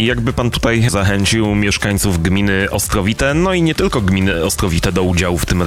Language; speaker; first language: Polish; native; Polish